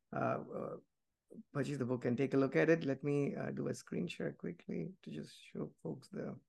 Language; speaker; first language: English; non-native, local second language; Tamil